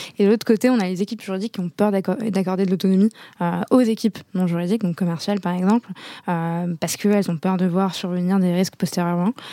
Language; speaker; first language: French; native; French